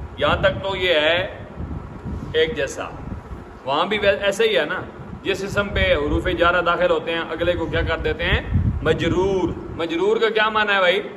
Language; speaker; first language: Urdu; non-native, local second language; Punjabi